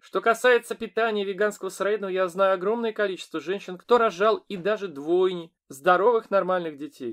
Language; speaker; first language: Russian; native; Russian